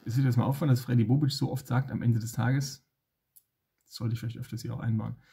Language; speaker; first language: German; native; German